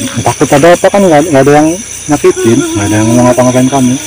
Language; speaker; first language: Indonesian; native; Indonesian